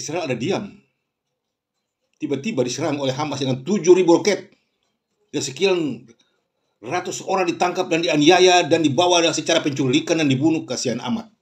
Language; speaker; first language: Indonesian; native; Indonesian